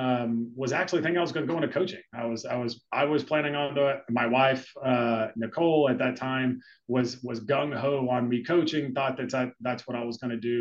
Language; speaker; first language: English; native; English